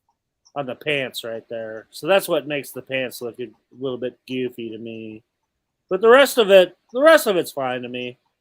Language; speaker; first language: English; native; English